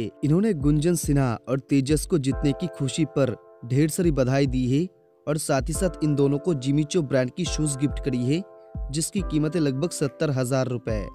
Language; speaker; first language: Hindi; native; Hindi